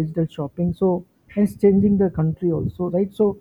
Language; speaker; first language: English; non-native, local second language; Hindi